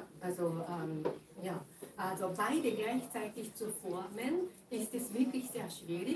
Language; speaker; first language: German; non-native, fluent; Japanese